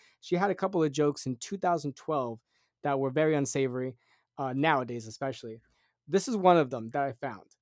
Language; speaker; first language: English; native; English